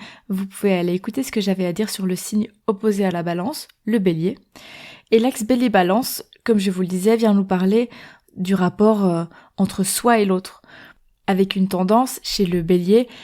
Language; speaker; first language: French; native; French